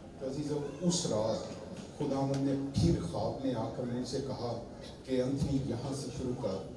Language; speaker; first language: Urdu; non-native, local second language; Punjabi